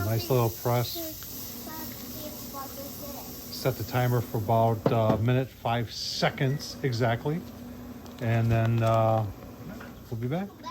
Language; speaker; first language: English; native; English